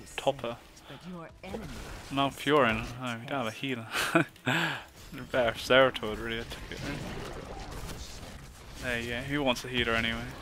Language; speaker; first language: English; native; English